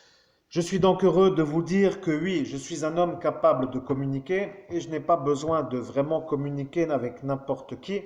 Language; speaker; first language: French; native; French